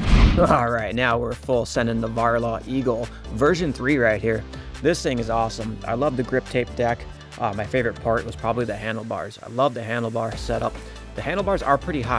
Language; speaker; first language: English; native; English